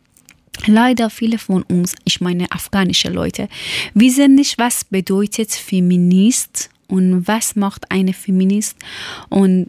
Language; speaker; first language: German; non-native, learner; Persian